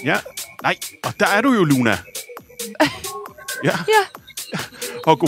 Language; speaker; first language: Danish; native; Danish